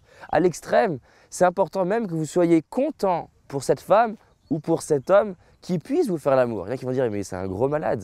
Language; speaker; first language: French; native; French